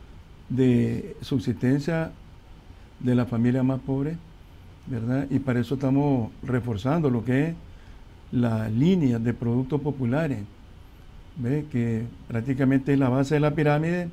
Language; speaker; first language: Spanish; native; Spanish